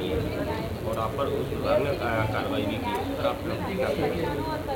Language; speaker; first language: Hindi; native; Hindi